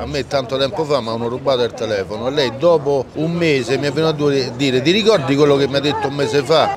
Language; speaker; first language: Italian; native; Italian